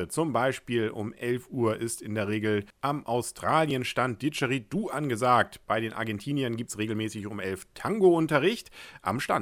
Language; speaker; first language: German; native; German